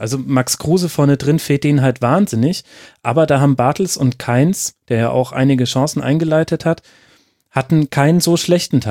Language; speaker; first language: German; native; German